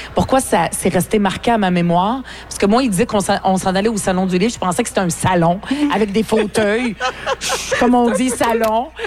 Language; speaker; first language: French; early bilingual, other home language; Arabic